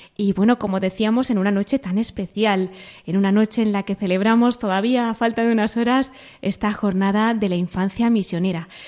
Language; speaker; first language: Spanish; native; Spanish